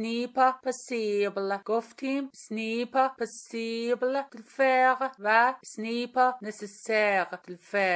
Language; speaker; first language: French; non-native, fluent; Persian